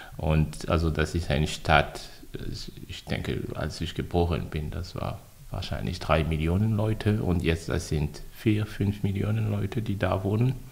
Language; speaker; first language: German; non-native, fluent; French